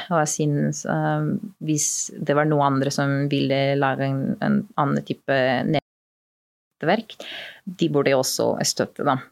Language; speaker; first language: Norwegian; non-native, fluent; Spanish